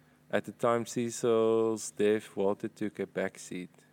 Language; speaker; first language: English; non-native, local second language; Afrikaans